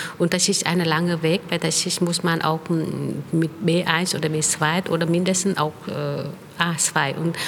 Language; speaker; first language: German; non-native, fluent; Vietnamese